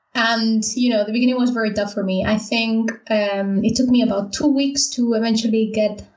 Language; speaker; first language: English; non-native, fluent; Spanish